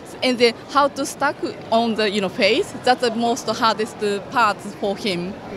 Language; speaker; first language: English; non-native, learner; Japanese